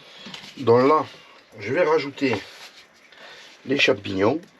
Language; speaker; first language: French; native; French